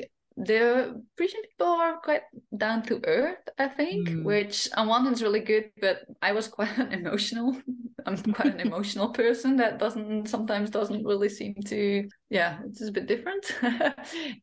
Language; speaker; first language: English; non-native, fluent; Western Frisian